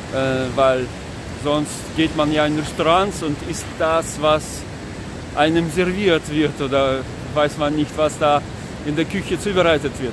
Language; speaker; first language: German; non-native, fluent; Russian